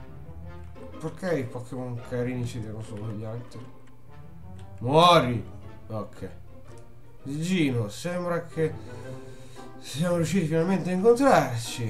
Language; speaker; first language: Italian; native; Italian